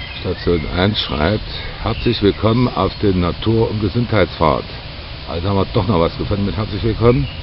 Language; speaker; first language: German; native; German